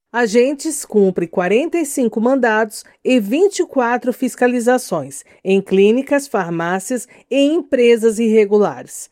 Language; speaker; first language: Portuguese; native; Portuguese